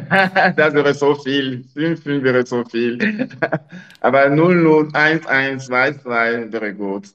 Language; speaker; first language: German; non-native, learner; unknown